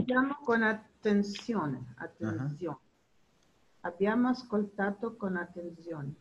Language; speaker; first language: Italian; non-native, learner; Spanish